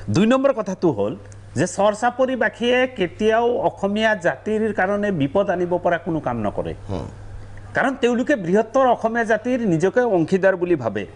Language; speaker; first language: Assamese; non-native, local second language; Bangla